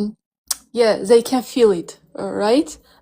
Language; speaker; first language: English; non-native, learner; Armenian